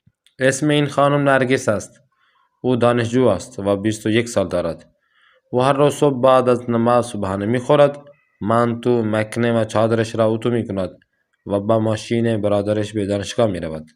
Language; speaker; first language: Persian; non-native, fluent; Urdu